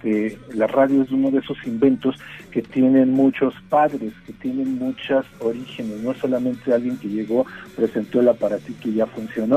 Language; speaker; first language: Spanish; native; Spanish